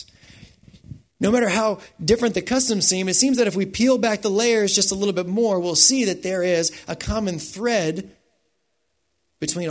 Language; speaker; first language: English; native; English